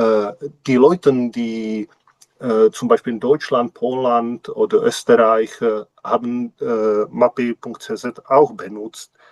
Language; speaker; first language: German; non-native, learner; Czech